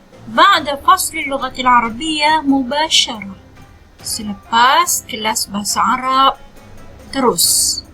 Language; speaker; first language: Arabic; non-native, fluent; Malay